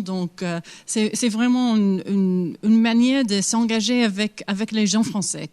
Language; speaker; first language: French; non-native, fluent; English